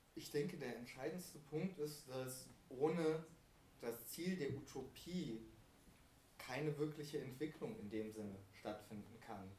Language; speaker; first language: German; native; German